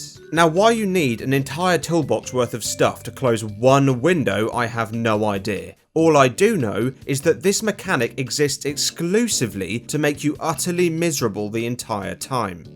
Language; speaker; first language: English; native; English